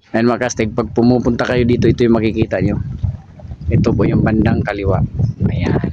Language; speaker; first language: Filipino; non-native, local second language; Cebuano